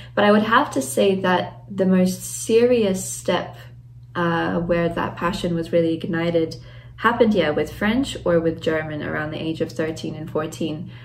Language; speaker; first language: English; native; English